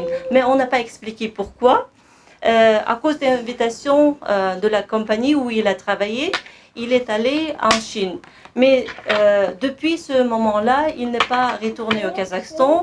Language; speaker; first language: French; non-native, fluent; Kazakh